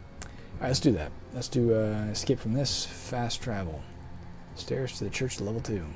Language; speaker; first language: English; native; English